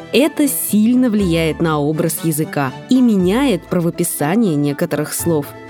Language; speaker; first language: Russian; native; Russian